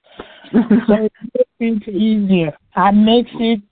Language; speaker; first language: English; non-native, local second language; Igbo